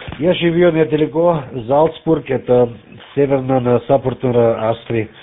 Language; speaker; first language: Russian; non-native, learner; German